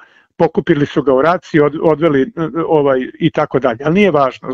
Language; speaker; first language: Serbian; native; Serbian